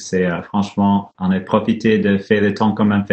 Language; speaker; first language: French; non-native, learner; English